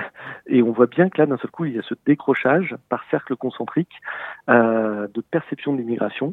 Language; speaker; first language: French; native; French